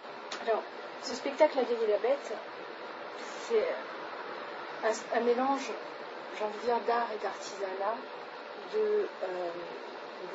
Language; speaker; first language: French; native; French